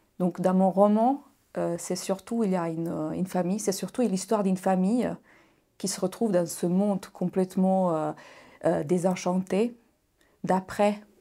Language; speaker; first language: French; non-native, fluent; Bosnian